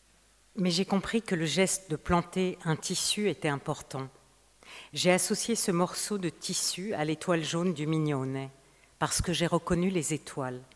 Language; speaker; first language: French; native; French